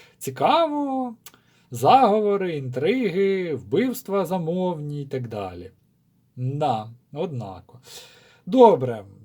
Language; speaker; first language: Ukrainian; non-native, local second language; Russian